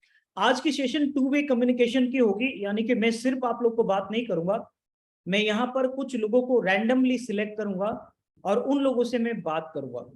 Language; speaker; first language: Hindi; native; Hindi